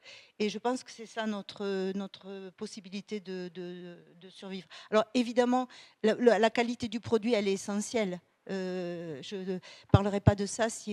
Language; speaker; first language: French; native; French